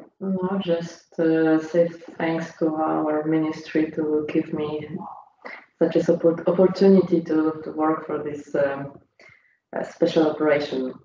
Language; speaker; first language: English; non-native, learner; Polish